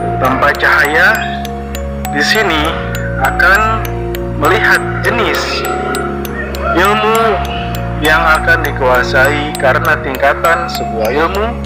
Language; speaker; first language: Indonesian; non-native, local second language; Sundanese